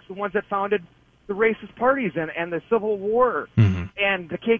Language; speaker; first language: English; native; English